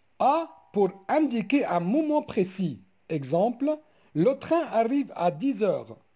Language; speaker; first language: French; non-native, local second language; Arabic